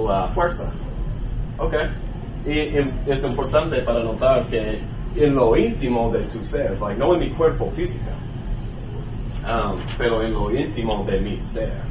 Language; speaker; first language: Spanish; non-native, learner; English